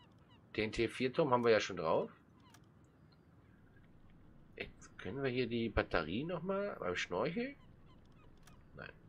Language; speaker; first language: German; native; German